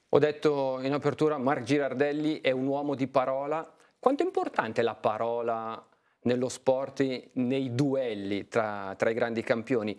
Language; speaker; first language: Italian; native; Italian